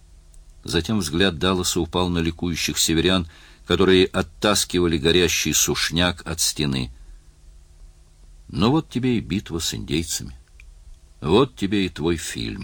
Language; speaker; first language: Russian; native; Russian